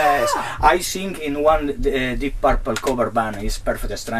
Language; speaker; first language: English; non-native, learner; Spanish